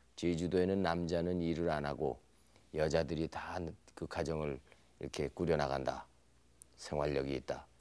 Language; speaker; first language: Korean; native; Korean